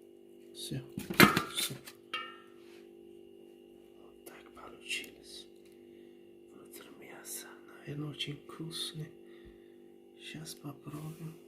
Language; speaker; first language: Russian; non-native, learner; Tajik